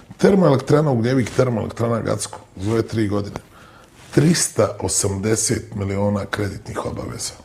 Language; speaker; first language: Bosnian; native; Bosnian